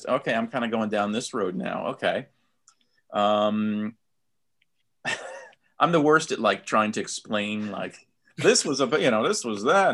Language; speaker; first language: English; native; English